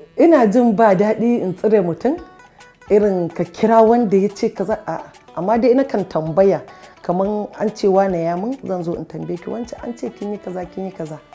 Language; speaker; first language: Hausa; non-native, local second language; Yoruba